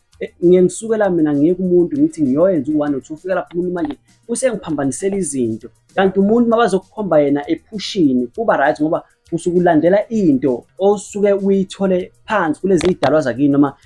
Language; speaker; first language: Zulu; native; Zulu